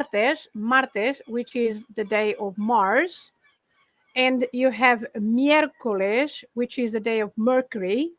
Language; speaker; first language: English; non-native, fluent; Portuguese